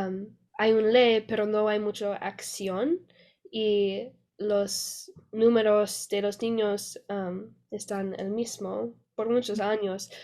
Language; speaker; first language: Spanish; non-native, learner; English